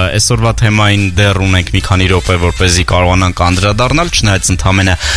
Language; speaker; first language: Armenian; native; Armenian